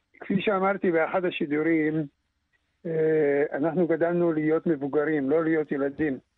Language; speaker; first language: Hebrew; early bilingual, other home language; Arabic